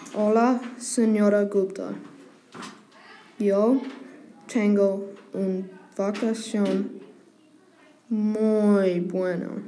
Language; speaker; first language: Spanish; non-native, learner; English